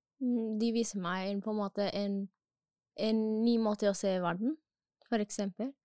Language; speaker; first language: Norwegian; non-native, learner; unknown